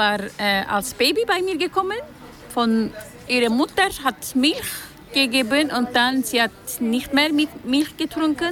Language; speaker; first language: German; non-native, learner; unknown